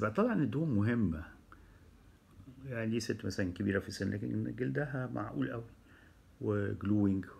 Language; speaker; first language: Arabic; native; Arabic